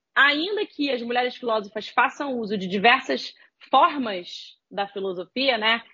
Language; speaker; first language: Portuguese; native; Portuguese